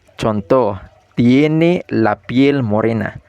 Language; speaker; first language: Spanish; non-native, fluent; Indonesian